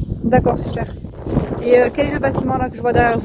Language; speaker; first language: French; native; French